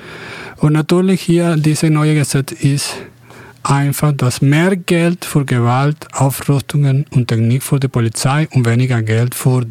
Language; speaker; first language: German; non-native, fluent; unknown